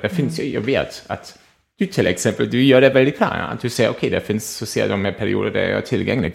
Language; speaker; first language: Swedish; non-native, fluent; German